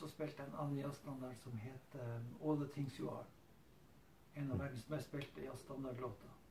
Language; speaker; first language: Norwegian; native; Norwegian